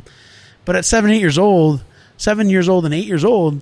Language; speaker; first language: English; native; English